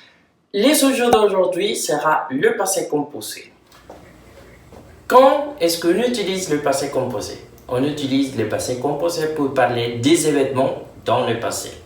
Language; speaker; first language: French; non-native, fluent; Spanish